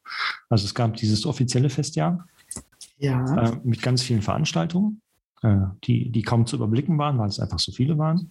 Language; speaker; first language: German; native; German